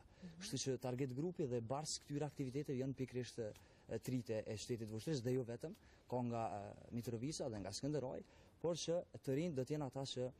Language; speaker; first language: Albanian; native; Albanian